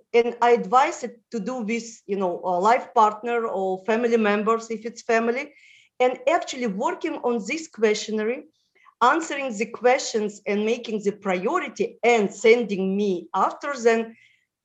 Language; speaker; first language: English; non-native, fluent; Russian